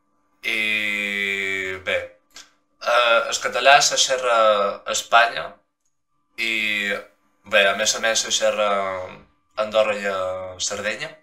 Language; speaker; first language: Catalan; non-native, local second language; Spanish